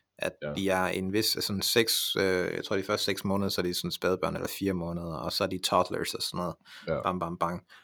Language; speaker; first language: Danish; early bilingual, other home language; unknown